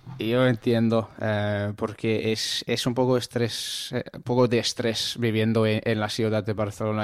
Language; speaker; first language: Spanish; non-native, learner; English